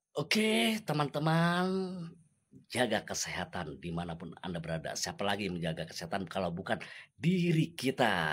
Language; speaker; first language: Indonesian; native; Indonesian